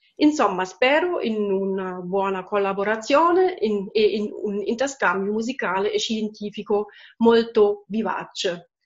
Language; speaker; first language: Italian; non-native, fluent; German